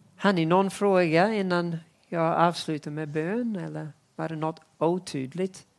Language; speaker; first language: Swedish; non-native, fluent; English